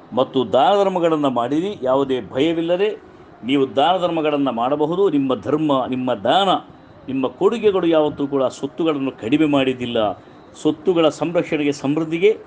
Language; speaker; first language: Kannada; non-native, local second language; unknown